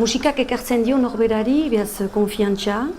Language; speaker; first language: Basque; native; Basque